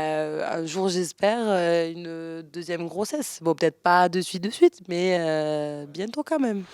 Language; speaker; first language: French; native; French